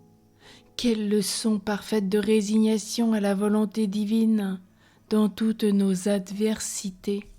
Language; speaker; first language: French; native; French